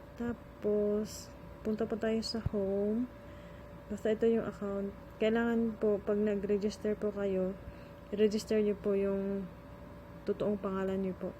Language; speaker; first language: Filipino; non-native, local second language; Cebuano